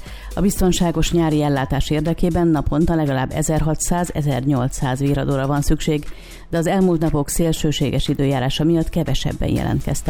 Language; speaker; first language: Hungarian; native; Hungarian